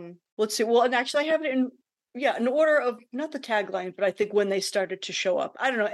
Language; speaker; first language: English; native; English